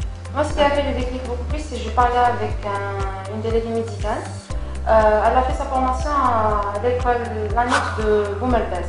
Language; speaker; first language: French; non-native, local second language; Kabyle